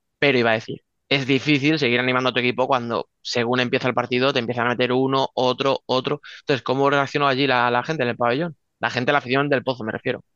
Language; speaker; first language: Spanish; native; Spanish